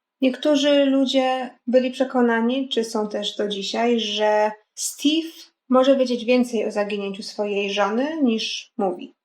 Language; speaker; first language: Polish; native; Polish